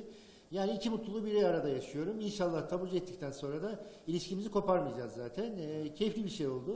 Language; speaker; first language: Turkish; non-native, fluent; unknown